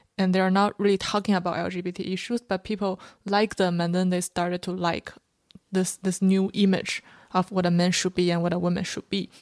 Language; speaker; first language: English; non-native, fluent; Chinese